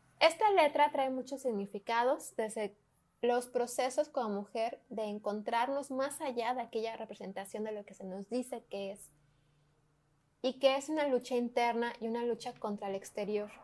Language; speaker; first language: Spanish; native; Spanish